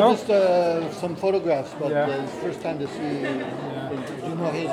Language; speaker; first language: English; non-native, learner; Indonesian